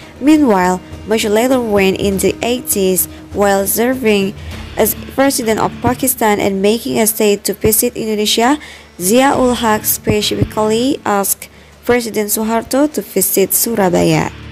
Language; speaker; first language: English; non-native, fluent; Indonesian